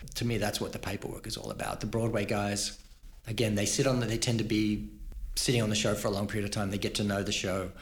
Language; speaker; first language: English; native; English